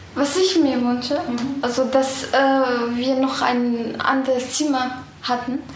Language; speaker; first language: German; early bilingual, other home language; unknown